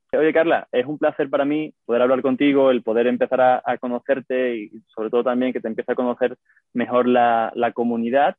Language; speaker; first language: Spanish; native; Spanish